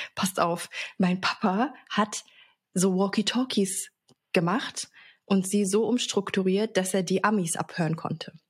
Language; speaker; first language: German; early bilingual, other home language; Arabic